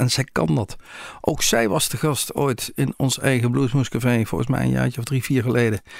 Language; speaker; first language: Dutch; native; Dutch